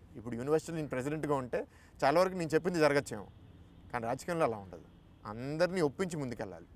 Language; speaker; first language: Telugu; native; Telugu